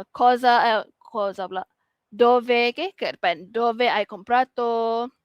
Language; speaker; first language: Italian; non-native, fluent; Malay